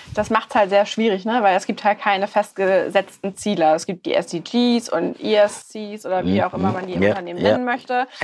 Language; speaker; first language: German; native; German